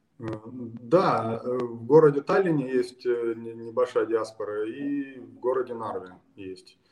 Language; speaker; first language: Russian; native; Russian